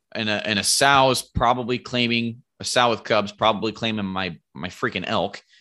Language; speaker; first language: English; native; English